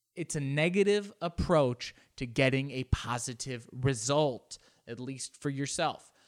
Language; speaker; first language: English; early bilingual, other home language; Spanish